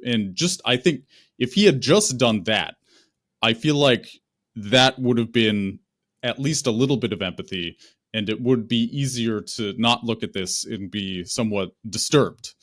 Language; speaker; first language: English; native; English